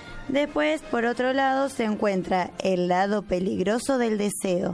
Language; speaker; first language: Spanish; native; Spanish